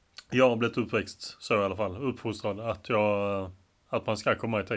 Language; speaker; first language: Swedish; native; Swedish